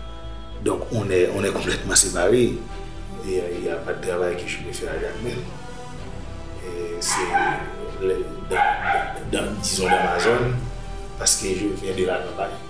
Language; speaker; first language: French; non-native, local second language; Haitian Creole